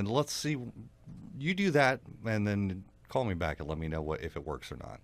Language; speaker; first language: English; native; English